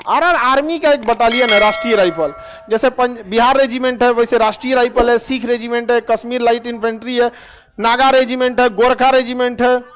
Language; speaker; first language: Hindi; native; Hindi